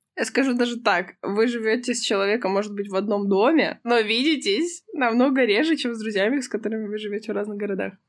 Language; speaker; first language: Russian; native; Russian